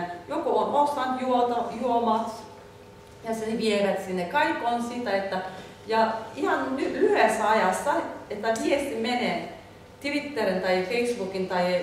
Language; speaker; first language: Finnish; non-native, fluent; Turkish